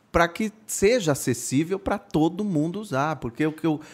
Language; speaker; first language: Portuguese; native; Portuguese